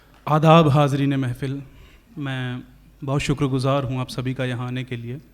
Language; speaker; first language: Hindi; native; Hindi